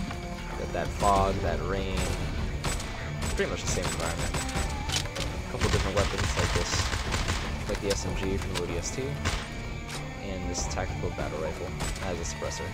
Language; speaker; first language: English; native; English